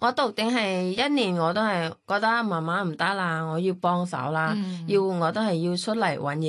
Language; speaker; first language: Cantonese; non-native, fluent; Thai